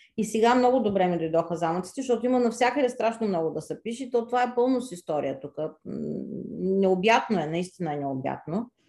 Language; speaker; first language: Bulgarian; native; Bulgarian